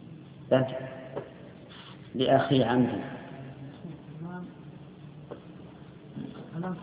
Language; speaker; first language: Arabic; native; Arabic